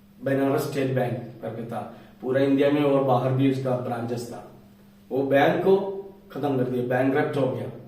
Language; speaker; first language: Hindi; non-native, local second language; Malayalam